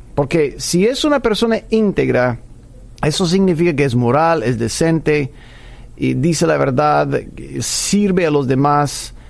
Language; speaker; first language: Spanish; non-native, fluent; English